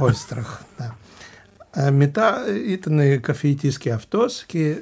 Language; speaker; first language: Greek; non-native, fluent; Russian